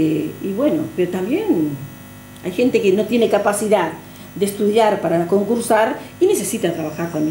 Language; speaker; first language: Spanish; native; Spanish